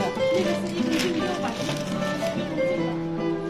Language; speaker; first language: Chinese; non-native, learner; Nepali